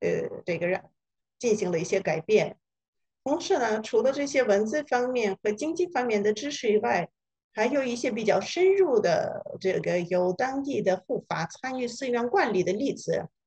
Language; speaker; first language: Chinese; non-native, fluent; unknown